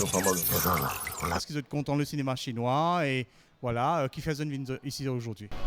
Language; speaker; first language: French; non-native, local second language; Morisyen